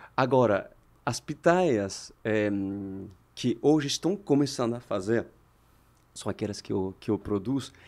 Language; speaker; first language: Portuguese; non-native, fluent; French